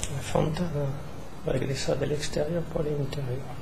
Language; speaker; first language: Spanish; non-native, learner; French